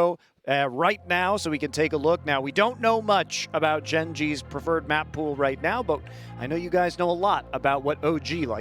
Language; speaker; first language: English; native; English